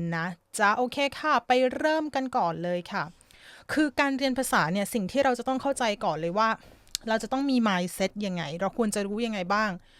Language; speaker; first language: Thai; native; Thai